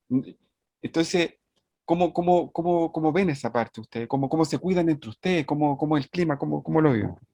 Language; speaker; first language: Spanish; native; Spanish